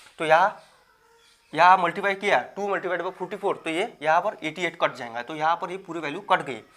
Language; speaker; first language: Hindi; non-native, local second language; Marathi